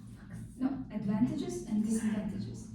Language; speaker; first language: English; non-native, fluent; Kazakh